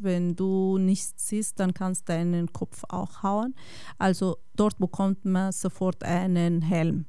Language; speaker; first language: German; non-native, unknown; Kurdish